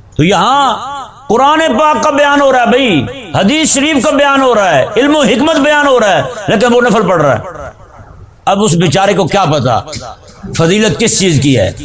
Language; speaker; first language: Urdu; non-native, local second language; Punjabi